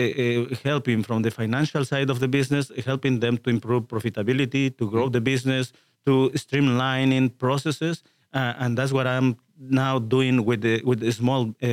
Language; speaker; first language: English; non-native, fluent; Spanish